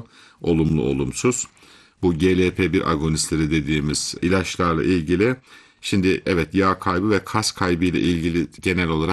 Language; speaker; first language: Turkish; native; Turkish